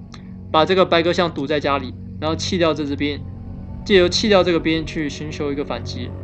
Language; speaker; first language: Chinese; native; Chinese